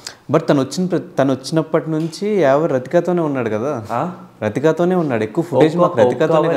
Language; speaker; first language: Telugu; native; Telugu